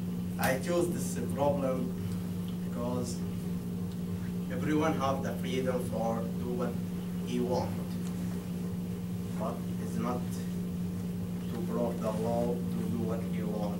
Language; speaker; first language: English; non-native, learner; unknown